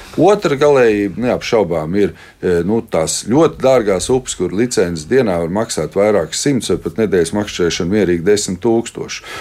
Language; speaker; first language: Latvian; native; Latvian